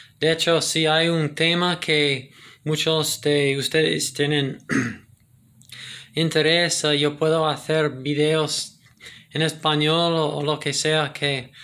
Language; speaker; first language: Spanish; non-native, fluent; English